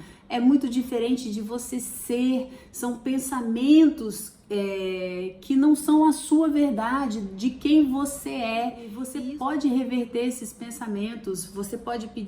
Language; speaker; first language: Portuguese; native; Portuguese